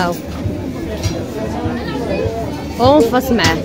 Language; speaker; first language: Arabic; native; Arabic